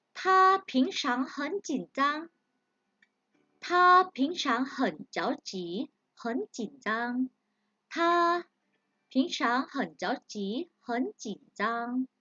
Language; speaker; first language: Chinese; non-native, fluent; Thai